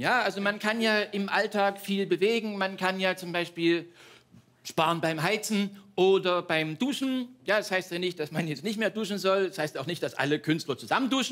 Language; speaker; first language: German; native; German